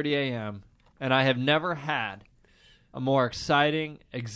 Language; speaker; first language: English; native; English